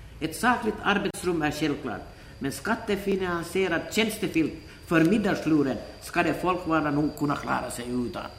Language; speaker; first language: Swedish; native; Swedish